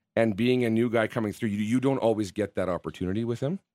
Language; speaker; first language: English; native; English